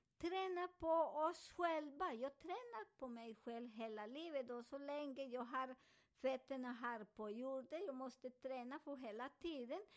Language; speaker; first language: Swedish; non-native, fluent; Spanish